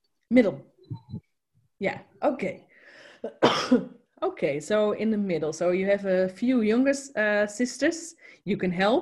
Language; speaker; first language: English; non-native, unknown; Dutch